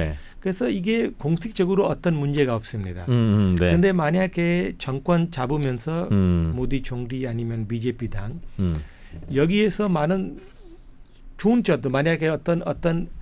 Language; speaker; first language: Korean; non-native, fluent; Hindi